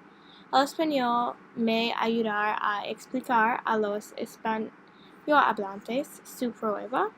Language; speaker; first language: Spanish; non-native, learner; English